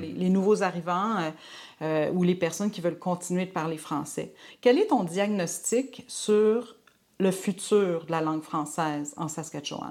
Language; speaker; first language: French; native; French